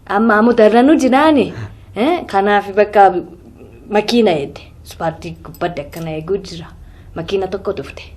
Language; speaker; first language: Oromo; non-native, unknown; Japanese